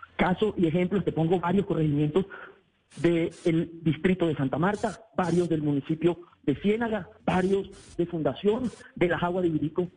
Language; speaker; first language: Spanish; native; Spanish